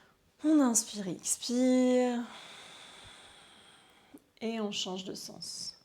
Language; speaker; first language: French; native; French